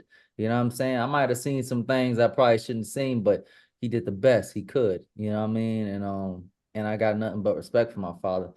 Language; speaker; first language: English; native; English